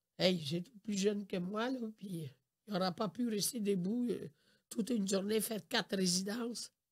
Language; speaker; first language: French; non-native, fluent; Italian